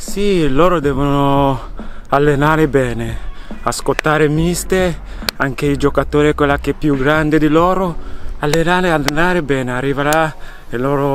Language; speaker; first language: Italian; non-native, learner; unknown